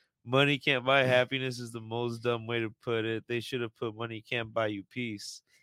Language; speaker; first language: English; early bilingual, other home language; Spanish